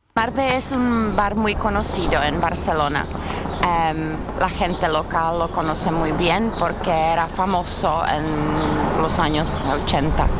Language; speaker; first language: Spanish; non-native, fluent; Czech